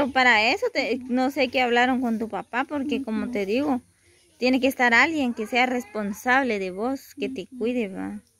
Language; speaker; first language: Spanish; native; Spanish